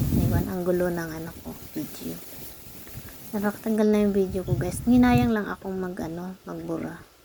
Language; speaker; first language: Filipino; non-native, local second language; Cebuano